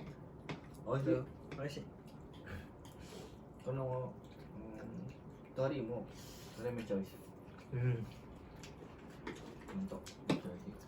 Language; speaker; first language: Japanese; non-native, learner; Nepali